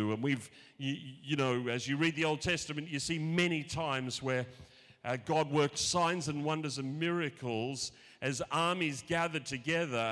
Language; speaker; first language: English; native; English